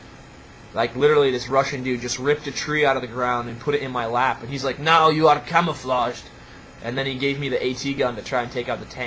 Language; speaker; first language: English; native; English